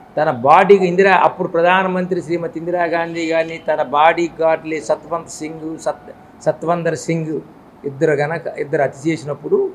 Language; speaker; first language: Telugu; native; Telugu